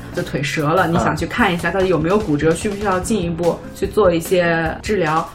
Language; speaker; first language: Chinese; native; Chinese